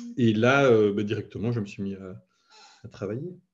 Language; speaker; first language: French; native; French